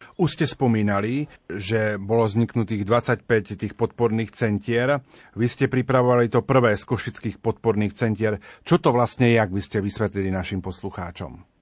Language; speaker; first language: Slovak; native; Slovak